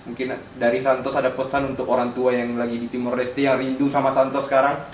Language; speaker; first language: Indonesian; native; Indonesian